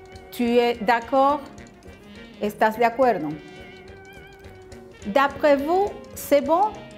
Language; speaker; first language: French; non-native, fluent; Spanish